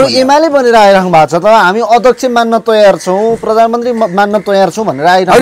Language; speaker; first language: Nepali; native; Nepali